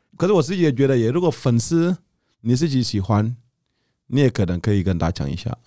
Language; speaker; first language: Chinese; non-native, fluent; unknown